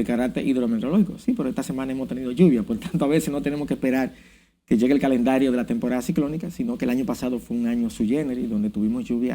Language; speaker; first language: Spanish; native; Spanish